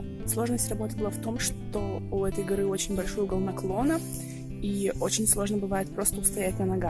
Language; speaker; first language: Russian; native; Russian